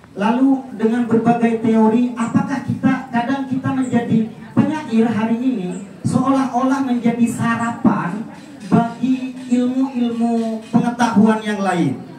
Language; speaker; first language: Indonesian; non-native, local second language; Madurese